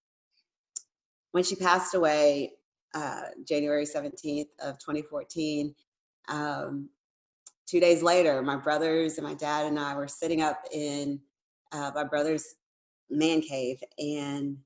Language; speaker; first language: English; native; English